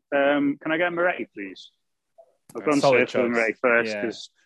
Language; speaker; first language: English; native; English